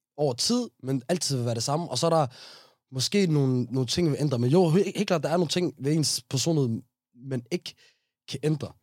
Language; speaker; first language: Danish; early bilingual, other home language; Somali